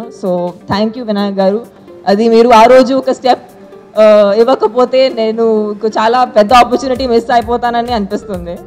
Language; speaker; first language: Telugu; non-native, fluent; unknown